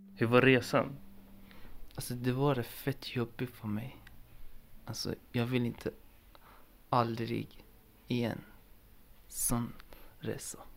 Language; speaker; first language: Swedish; non-native, learner; Persian